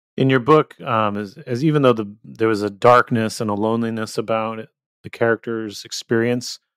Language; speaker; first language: English; native; English